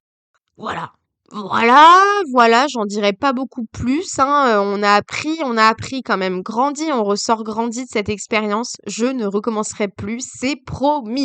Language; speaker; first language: French; native; French